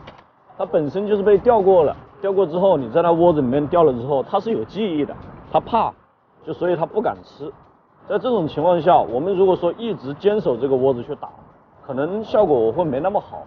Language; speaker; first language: Chinese; native; Chinese